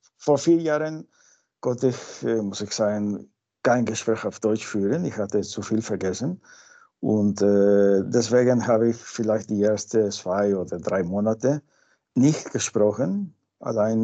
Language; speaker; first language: German; non-native, fluent; Spanish